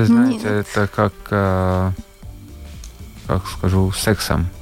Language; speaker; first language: Russian; non-native, local second language; Latvian